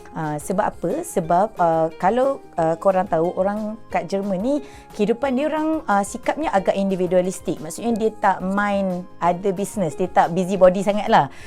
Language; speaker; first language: Malay; native; Malay